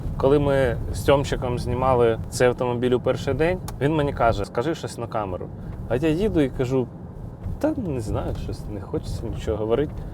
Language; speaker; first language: Ukrainian; non-native, local second language; Russian